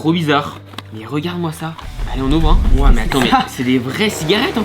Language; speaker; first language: French; native; French